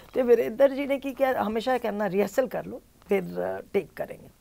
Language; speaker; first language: Punjabi; early bilingual, heritage; Punjabi